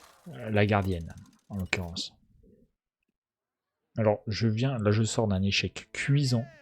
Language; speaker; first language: French; native; French